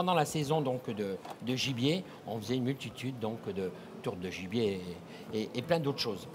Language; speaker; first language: French; native; French